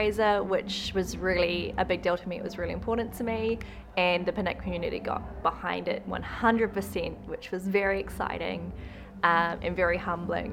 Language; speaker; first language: English; native; English